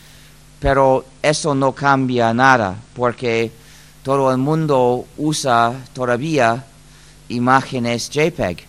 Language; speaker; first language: Spanish; non-native, fluent; English